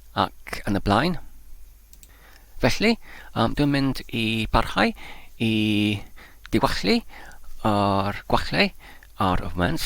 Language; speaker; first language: Welsh; non-native, learner; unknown